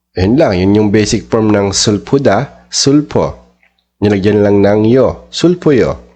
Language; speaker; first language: Filipino; native; Filipino